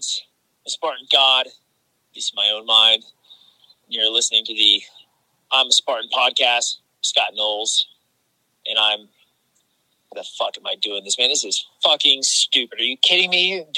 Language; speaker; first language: English; native; English